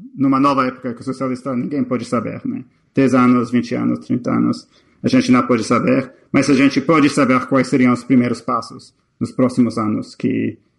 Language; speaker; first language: Portuguese; non-native, fluent; English